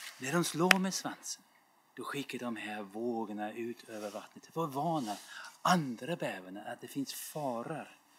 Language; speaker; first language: Swedish; non-native, learner; English